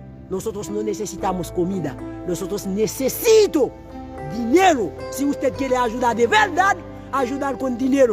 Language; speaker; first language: Spanish; non-native, learner; Haitian Creole